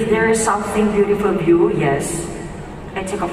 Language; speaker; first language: English; non-native, local second language; Filipino